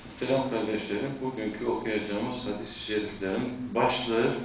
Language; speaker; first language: Turkish; native; Turkish